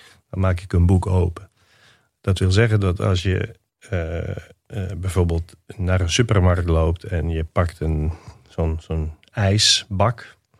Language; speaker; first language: Dutch; non-native, fluent; Italian